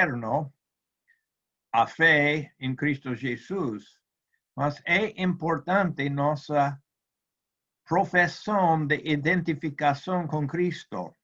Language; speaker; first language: Spanish; non-native, learner; Portuguese